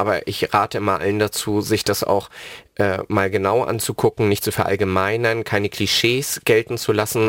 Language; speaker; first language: German; native; German